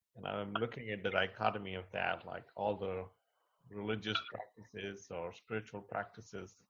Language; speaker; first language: English; non-native, local second language; Hindi